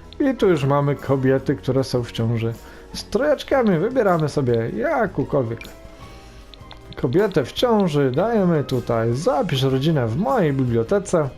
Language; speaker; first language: Polish; native; Polish